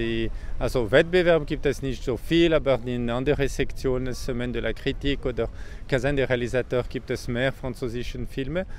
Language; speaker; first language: German; non-native, local second language; French